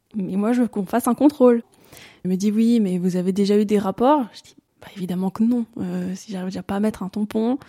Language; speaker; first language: French; native; French